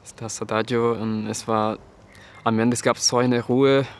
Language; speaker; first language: German; non-native, fluent; Spanish